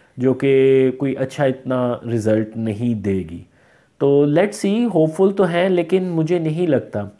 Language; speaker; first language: Urdu; native; Urdu